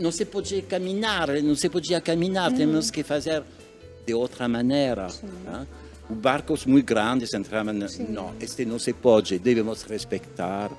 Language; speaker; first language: Portuguese; non-native, learner; French